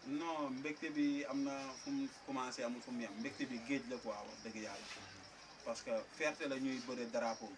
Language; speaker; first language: Wolof; native; Wolof